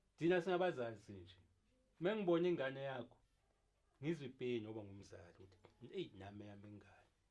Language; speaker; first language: Zulu; native; Zulu